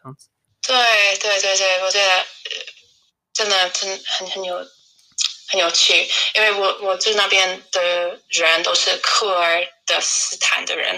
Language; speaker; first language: Chinese; non-native, fluent; English